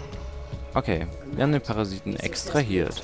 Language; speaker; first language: German; native; German